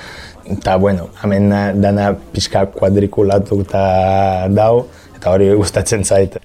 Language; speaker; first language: Basque; non-native, fluent; Italian